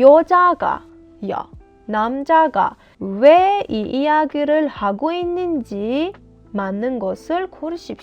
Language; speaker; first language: Korean; non-native, fluent; Persian